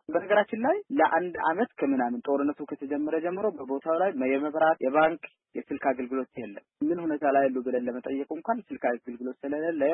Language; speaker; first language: Amharic; non-native, local second language; Afar